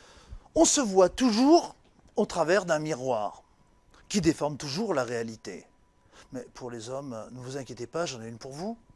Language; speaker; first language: French; native; French